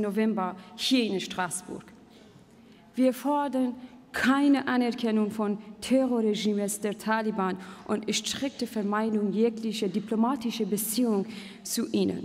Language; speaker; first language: German; non-native, fluent; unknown